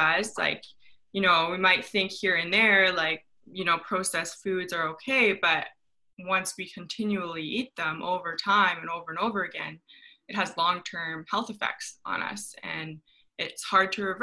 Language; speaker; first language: English; native; English